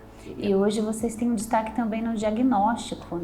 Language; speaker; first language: Portuguese; native; Portuguese